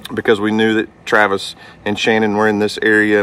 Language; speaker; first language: English; native; English